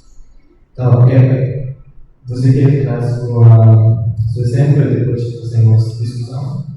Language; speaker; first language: Portuguese; non-native, learner; Spanish